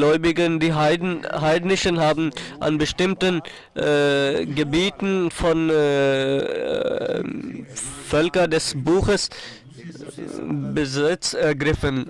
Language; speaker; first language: German; non-native, fluent; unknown